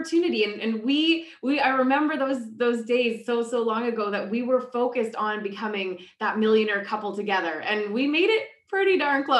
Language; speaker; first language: English; native; English